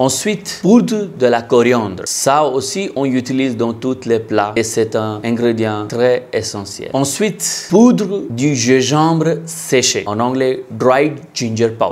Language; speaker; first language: French; non-native, learner; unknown